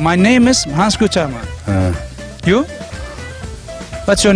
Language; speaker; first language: English; non-native, learner; Turkish